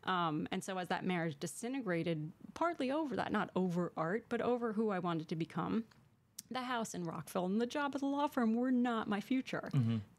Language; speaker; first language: English; native; English